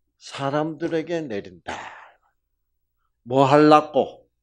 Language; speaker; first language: Korean; native; Korean